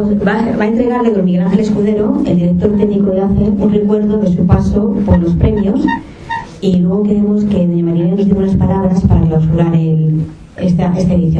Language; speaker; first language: Spanish; native; Spanish